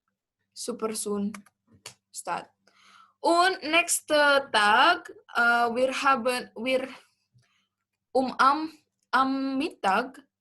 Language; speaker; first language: German; non-native, learner; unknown